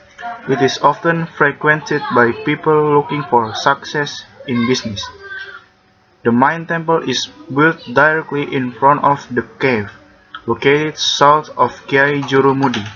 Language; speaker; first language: English; non-native, learner; Indonesian